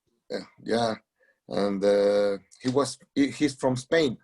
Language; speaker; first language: English; non-native, learner; Spanish